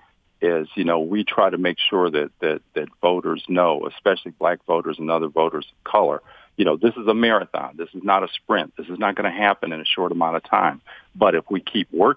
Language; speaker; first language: English; native; English